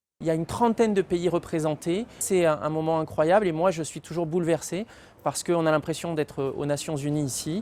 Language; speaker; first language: French; native; French